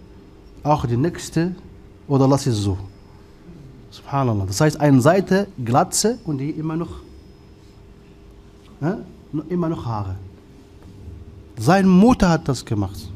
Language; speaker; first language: German; non-native, fluent; Arabic